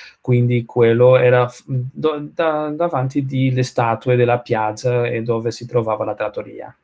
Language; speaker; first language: Italian; non-native, learner; Spanish